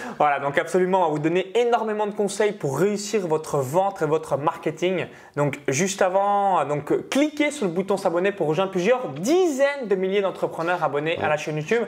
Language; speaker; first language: French; native; French